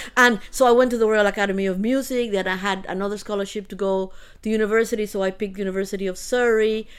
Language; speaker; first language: English; early bilingual, other home language; Spanish